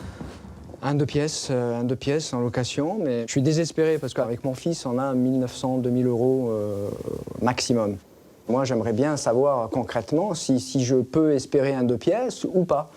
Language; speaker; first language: French; native; French